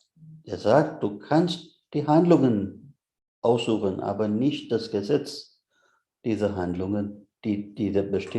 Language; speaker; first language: German; non-native, fluent; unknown